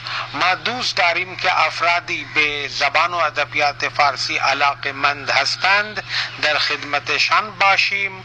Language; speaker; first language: Persian; non-native, fluent; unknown